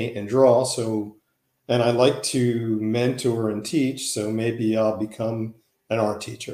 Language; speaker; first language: English; native; English